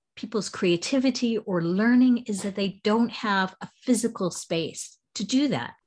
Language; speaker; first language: English; native; English